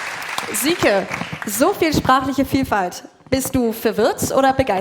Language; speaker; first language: German; native; German